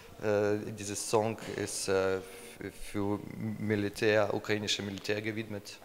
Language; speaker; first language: German; non-native, learner; Ukrainian